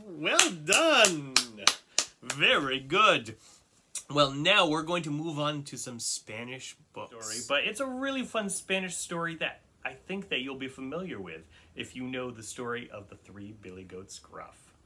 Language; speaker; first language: English; native; English